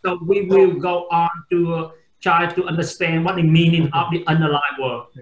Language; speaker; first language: English; non-native, fluent; Vietnamese